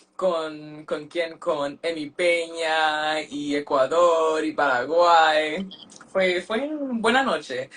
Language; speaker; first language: Spanish; non-native, learner; French